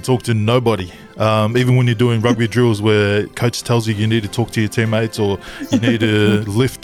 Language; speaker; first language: English; non-native, local second language; Tongan